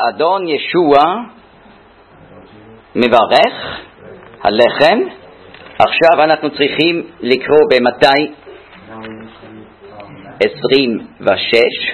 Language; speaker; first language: Hebrew; non-native, fluent; German